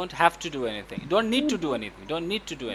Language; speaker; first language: English; non-native, fluent; Hindi